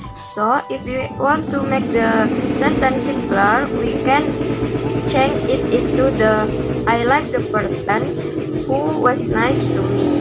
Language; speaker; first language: English; non-native, learner; Indonesian